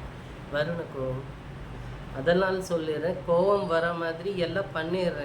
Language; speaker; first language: Tamil; non-native, local second language; Urdu